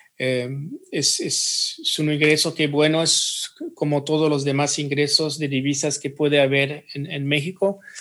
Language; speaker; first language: Spanish; early bilingual, heritage; Spanish